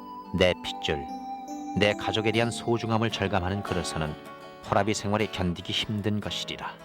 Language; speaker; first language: Korean; native; Korean